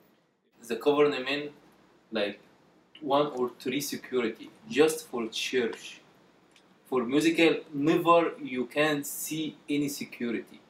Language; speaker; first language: English; non-native, learner; Arabic